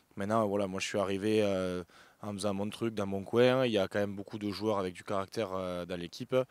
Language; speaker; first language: French; native; French